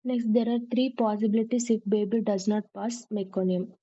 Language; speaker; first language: English; non-native, local second language; Kannada